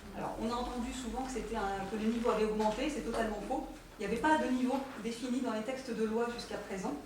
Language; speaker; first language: French; native; French